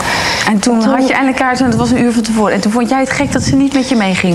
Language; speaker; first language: Dutch; native; Dutch